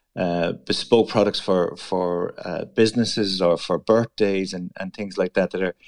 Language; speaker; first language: English; native; English